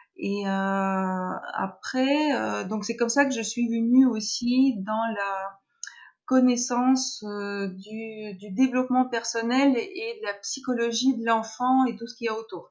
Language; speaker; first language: French; non-native, fluent; Russian